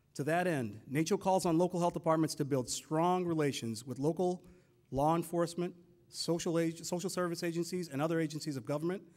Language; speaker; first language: English; native; English